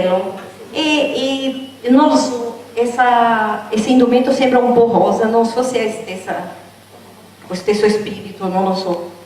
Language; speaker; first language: Italian; non-native, fluent; Portuguese